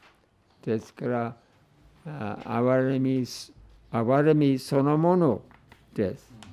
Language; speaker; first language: Japanese; non-native, fluent; English